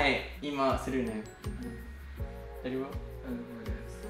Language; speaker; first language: Japanese; non-native, learner; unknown